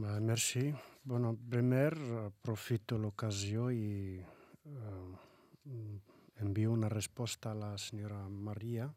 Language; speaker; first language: Catalan; non-native, fluent; Arabic